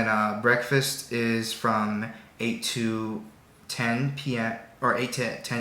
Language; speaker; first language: English; native; English